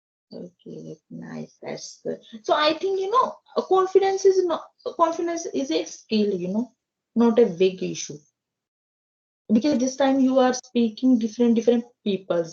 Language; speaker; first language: English; non-native, learner; Hindi